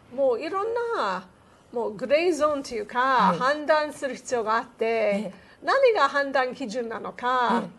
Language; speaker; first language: Japanese; non-native, fluent; English